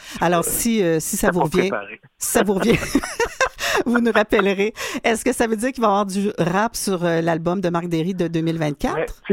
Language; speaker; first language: French; native; French